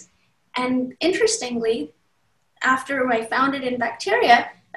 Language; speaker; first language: English; non-native, local second language; Hindi